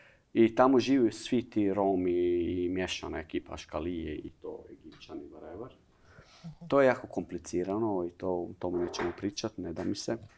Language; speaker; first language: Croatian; non-native, learner; Albanian